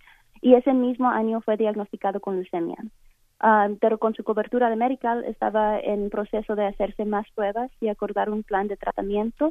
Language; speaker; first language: Spanish; early bilingual, heritage; Spanish